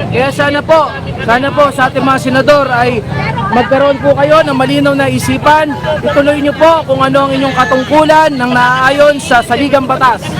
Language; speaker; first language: Filipino; native; Filipino